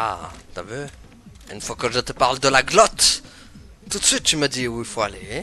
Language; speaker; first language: French; native; French